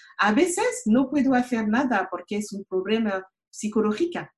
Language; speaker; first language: Spanish; non-native, learner; French